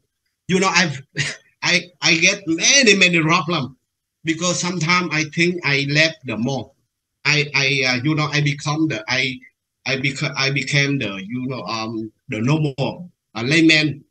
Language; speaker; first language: English; non-native, learner; Vietnamese